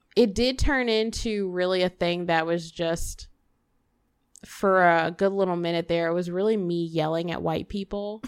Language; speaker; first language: English; native; English